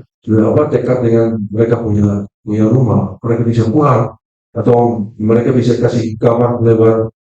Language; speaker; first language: Indonesian; non-native, fluent; Dutch